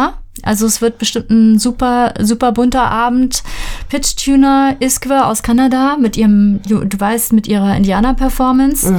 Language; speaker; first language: German; native; German